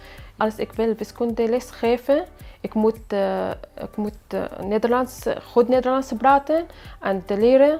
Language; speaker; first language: Dutch; non-native, learner; Arabic